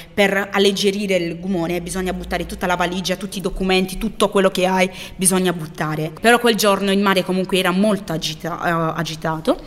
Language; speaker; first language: Italian; early bilingual, other home language; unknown